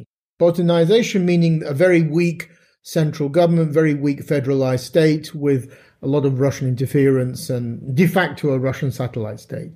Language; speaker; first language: English; native; English